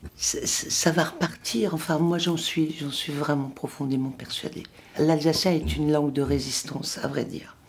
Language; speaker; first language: French; non-native, local second language; Swiss German